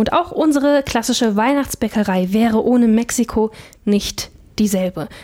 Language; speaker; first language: German; early bilingual, other home language; Russian